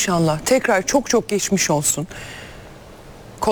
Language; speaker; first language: Turkish; native; Turkish